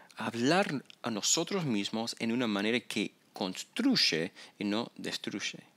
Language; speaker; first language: Spanish; non-native, fluent; English